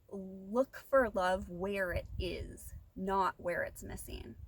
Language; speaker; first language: English; native; English